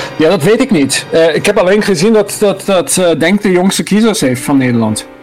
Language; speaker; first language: Dutch; non-native, fluent; German